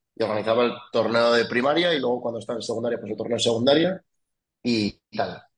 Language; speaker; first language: Spanish; early bilingual, other home language; French